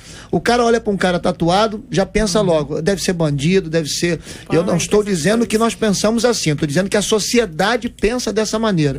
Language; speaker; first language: Portuguese; native; Portuguese